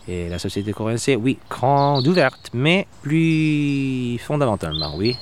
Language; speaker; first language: French; non-native, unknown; Korean